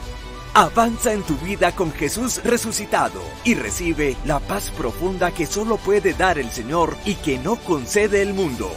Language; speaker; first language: Spanish; native; Spanish